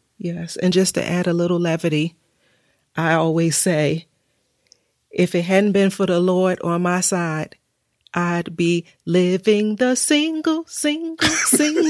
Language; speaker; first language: English; native; English